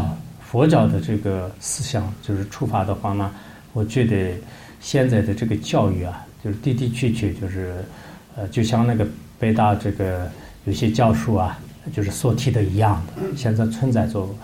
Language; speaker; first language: Chinese; non-native, local second language; Tibetan